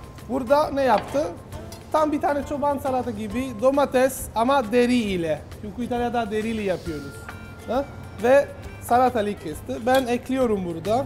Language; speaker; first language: Turkish; non-native, learner; Italian